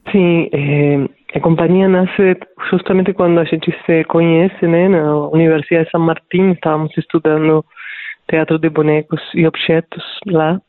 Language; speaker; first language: Portuguese; non-native, fluent; Spanish